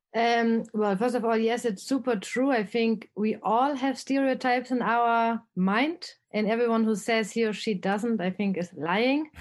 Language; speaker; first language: English; non-native, fluent; German